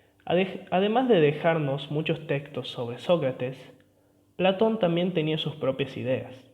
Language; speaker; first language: Spanish; native; Spanish